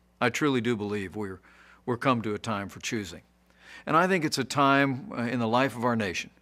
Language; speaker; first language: English; native; English